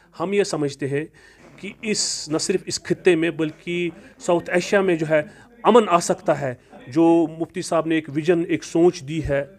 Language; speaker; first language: Urdu; non-native, local second language; Kashmiri